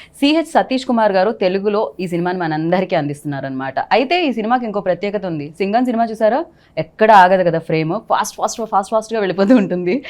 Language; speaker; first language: Telugu; native; Telugu